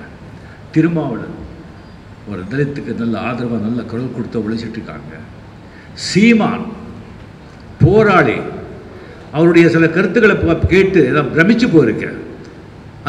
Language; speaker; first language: Tamil; non-native, fluent; Marathi